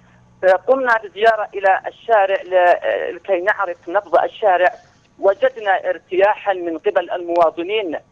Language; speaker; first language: Arabic; native; Arabic